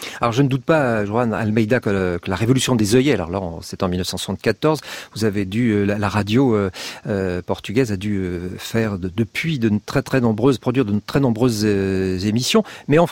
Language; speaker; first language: French; native; French